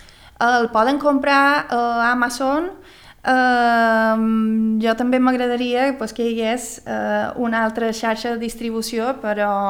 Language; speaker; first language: Catalan; early bilingual, other home language; Swedish